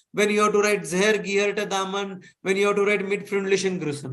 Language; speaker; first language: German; non-native, fluent; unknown